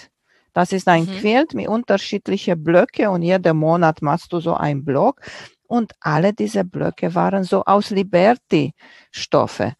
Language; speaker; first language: German; non-native, fluent; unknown